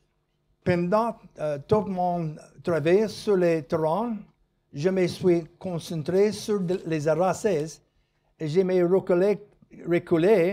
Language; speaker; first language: French; non-native, learner; English